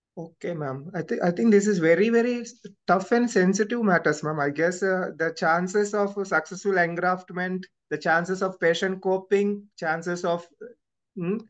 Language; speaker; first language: English; non-native, local second language; Telugu